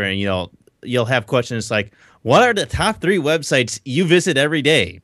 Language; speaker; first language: English; native; English